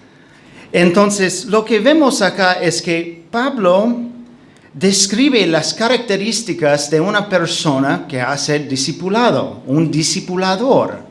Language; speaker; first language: Spanish; non-native, fluent; English